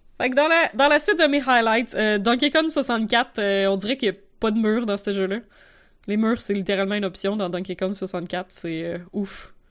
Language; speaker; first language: French; native; French